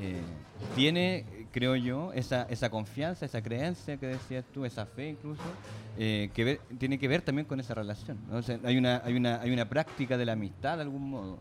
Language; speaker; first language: Spanish; native; Spanish